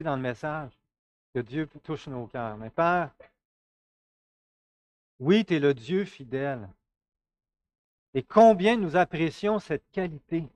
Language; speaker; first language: French; native; French